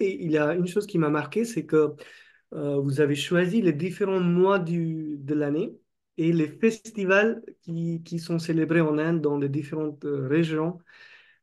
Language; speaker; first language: French; non-native, fluent; Marathi